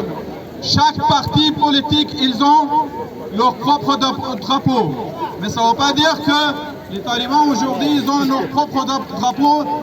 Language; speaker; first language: French; non-native, fluent; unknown